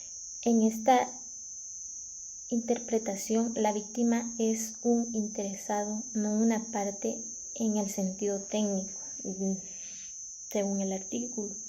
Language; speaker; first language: Spanish; native; Spanish